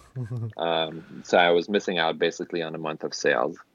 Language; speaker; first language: English; non-native, fluent; German